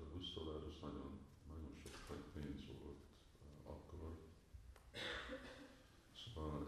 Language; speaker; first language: Hungarian; early bilingual, heritage; Hungarian